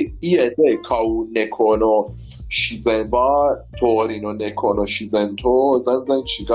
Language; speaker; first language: Japanese; non-native, learner; Persian